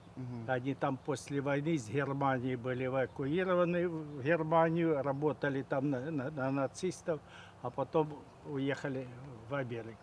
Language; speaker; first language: Russian; native; Russian